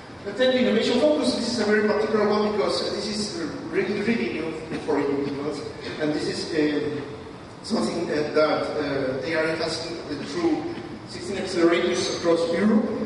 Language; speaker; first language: English; non-native, fluent; Spanish